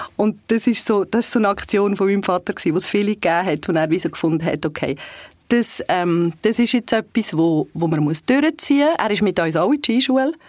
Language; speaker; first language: German; early bilingual, other home language; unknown